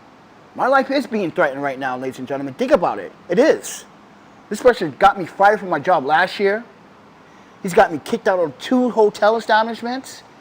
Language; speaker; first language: English; native; English